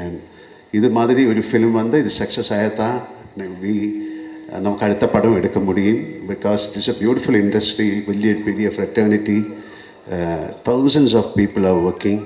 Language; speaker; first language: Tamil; non-native, learner; Malayalam